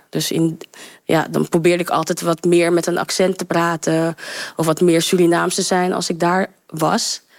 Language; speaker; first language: Dutch; early bilingual, other home language; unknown